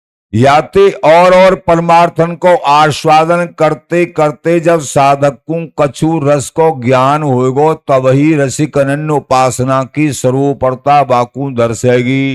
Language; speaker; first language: Hindi; native; Hindi